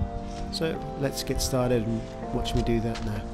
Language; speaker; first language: English; native; English